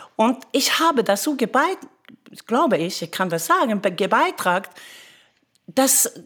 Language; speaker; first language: German; non-native, fluent; Norwegian